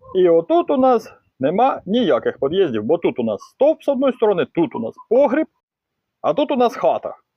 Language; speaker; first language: Ukrainian; native; Ukrainian